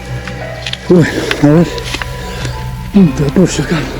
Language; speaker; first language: Spanish; native; Spanish